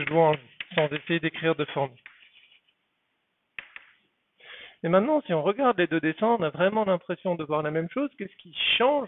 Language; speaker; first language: French; native; French